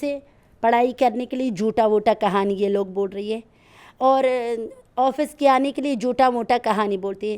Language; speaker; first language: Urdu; non-native, learner; Persian